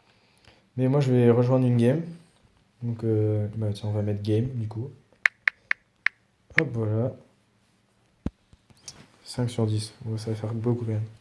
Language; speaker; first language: French; native; French